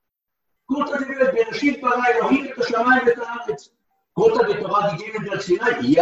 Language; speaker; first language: German; non-native, learner; Hebrew